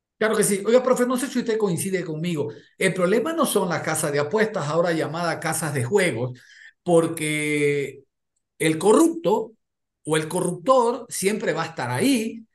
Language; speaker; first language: Spanish; native; Spanish